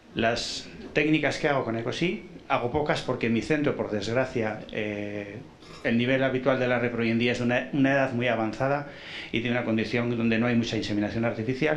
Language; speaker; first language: Spanish; native; Spanish